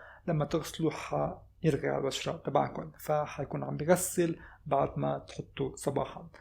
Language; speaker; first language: Arabic; native; Arabic